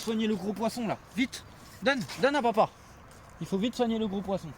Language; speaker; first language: French; native; French